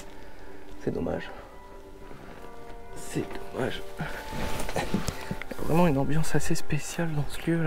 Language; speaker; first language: French; native; French